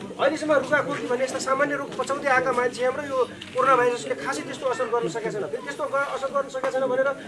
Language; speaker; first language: Nepali; non-native, local second language; Dangaura Tharu